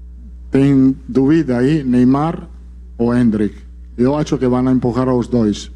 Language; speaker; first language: Portuguese; non-native, fluent; Italian